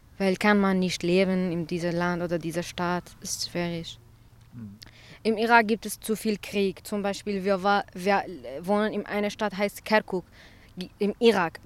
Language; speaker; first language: German; non-native, learner; Central Kurdish